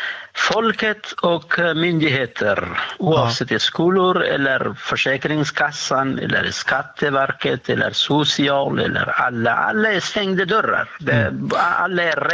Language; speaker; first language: Swedish; non-native, fluent; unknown